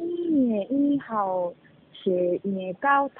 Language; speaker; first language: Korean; non-native, learner; Chinese